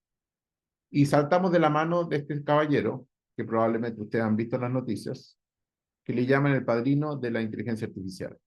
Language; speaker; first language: Spanish; native; Spanish